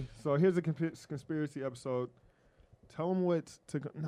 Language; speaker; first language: English; native; English